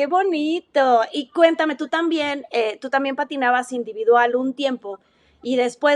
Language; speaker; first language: Spanish; native; Spanish